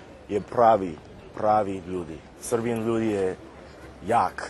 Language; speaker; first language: Serbian; non-native, learner; English